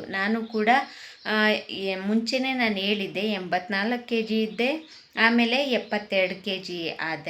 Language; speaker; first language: Kannada; native; Kannada